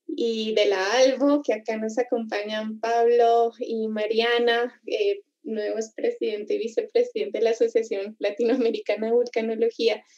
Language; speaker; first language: Spanish; native; Spanish